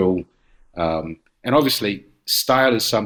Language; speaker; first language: English; non-native, local second language; Akan